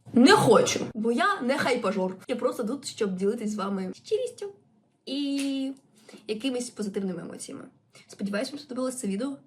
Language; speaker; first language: Ukrainian; non-native, local second language; Russian